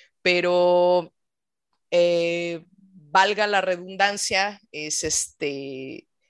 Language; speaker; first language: Spanish; native; Spanish